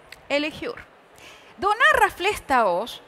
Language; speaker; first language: Swedish; early bilingual, other home language; Spanish